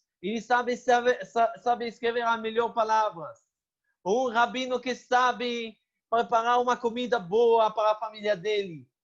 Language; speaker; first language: Portuguese; non-native, fluent; Hebrew